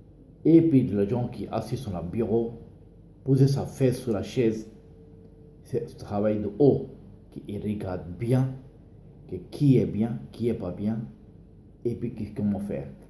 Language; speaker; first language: French; non-native, learner; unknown